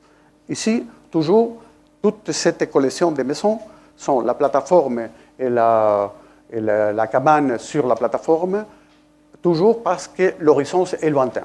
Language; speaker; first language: French; non-native, fluent; Spanish